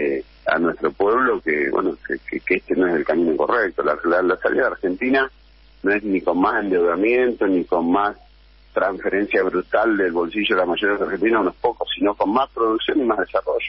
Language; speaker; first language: Spanish; native; Spanish